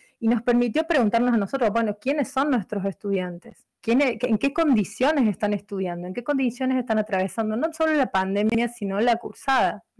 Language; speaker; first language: Spanish; native; Spanish